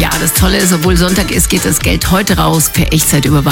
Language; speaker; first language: German; native; German